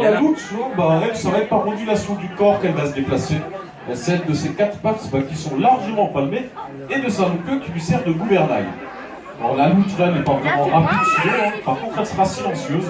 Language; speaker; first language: French; native; French